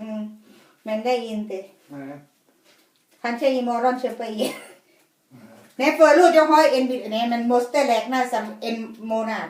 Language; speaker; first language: Swedish; non-native, learner; Thai